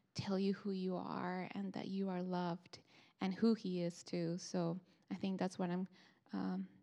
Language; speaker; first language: English; non-native, fluent; Spanish